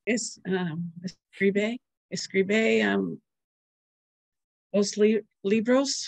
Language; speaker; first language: Spanish; non-native, learner; English